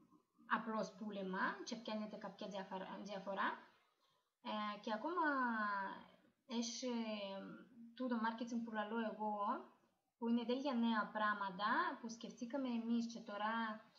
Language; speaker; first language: Greek; non-native, learner; Russian